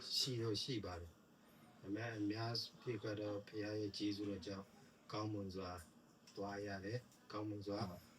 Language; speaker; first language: Burmese; non-native, local second language; Tedim Chin